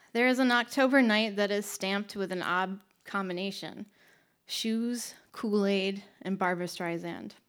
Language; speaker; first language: English; native; English